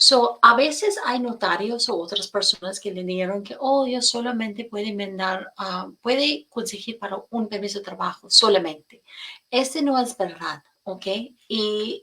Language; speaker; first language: Spanish; non-native, fluent; English